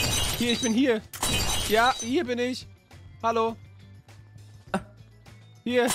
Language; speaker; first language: German; native; German